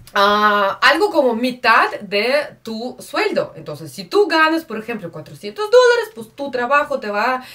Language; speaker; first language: Spanish; non-native, fluent; Russian